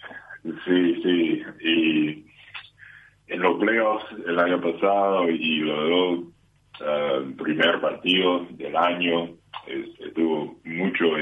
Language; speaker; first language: Spanish; non-native, learner; English